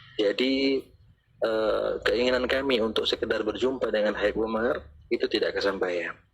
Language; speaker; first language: Indonesian; native; Indonesian